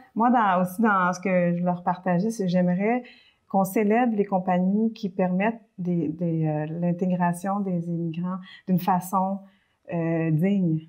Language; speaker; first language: French; early bilingual, other home language; Spanish